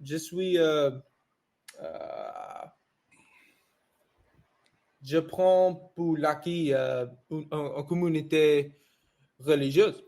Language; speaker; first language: French; non-native, learner; English